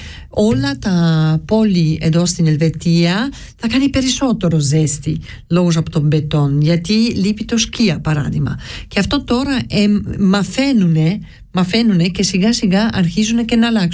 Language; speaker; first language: Greek; early bilingual, heritage; Greek